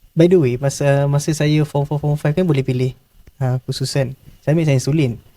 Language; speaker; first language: Malay; native; Malay